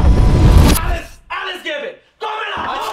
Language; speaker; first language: German; non-native, learner; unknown